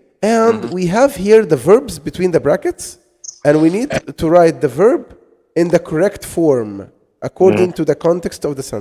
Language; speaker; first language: English; non-native, fluent; Arabic